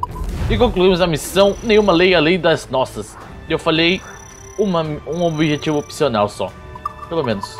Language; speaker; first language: Portuguese; native; Portuguese